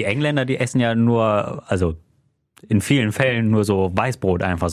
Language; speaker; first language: German; native; German